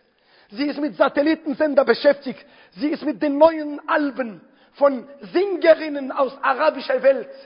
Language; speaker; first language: German; non-native, fluent; Arabic